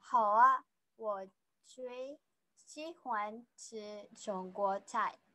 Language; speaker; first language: Chinese; non-native, learner; Malay